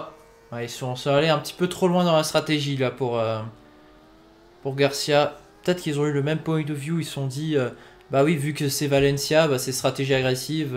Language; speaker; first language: French; native; French